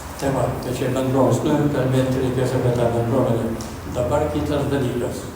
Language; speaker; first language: Lithuanian; early bilingual, heritage; Lithuanian